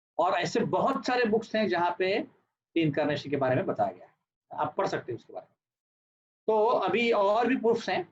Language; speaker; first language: Hindi; non-native, local second language; Marathi